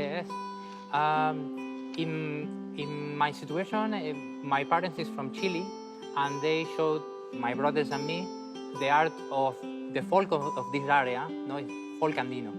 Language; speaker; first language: English; non-native, learner; Spanish